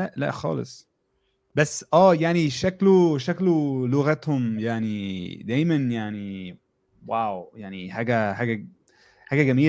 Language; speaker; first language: Arabic; non-native, fluent; English